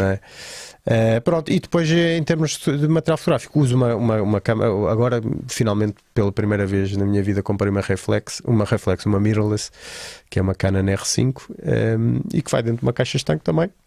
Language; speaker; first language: Portuguese; native; Portuguese